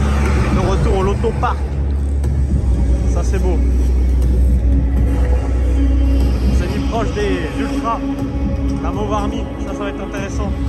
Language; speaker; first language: French; native; French